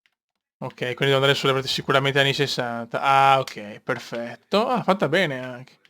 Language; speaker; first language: Italian; native; Italian